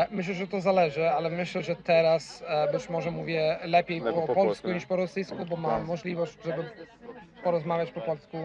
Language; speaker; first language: Polish; non-native, fluent; Italian